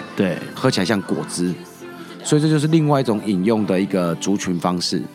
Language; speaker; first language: Chinese; native; Chinese